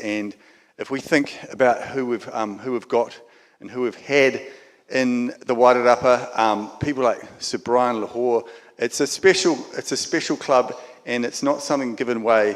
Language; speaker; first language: English; native; English